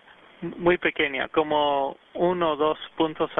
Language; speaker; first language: Spanish; early bilingual, heritage; English